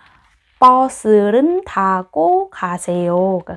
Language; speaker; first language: Korean; non-native, fluent; Lao